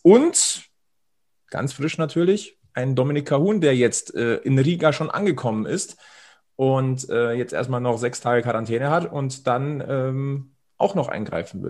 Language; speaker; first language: German; native; German